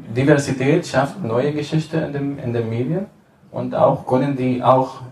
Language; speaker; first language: German; non-native, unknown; Arabic